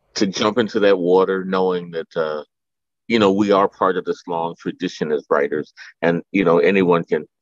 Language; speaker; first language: English; native; English